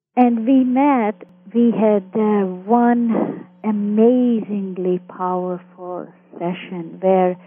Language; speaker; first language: English; early bilingual, other home language; Hungarian